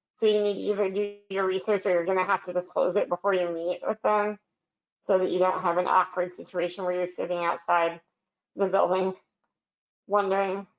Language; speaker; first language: English; native; English